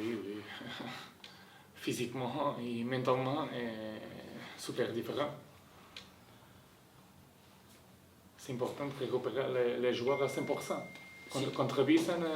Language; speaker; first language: French; non-native, learner; Portuguese